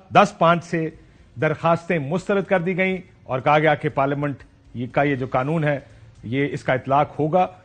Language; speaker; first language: Urdu; native; Urdu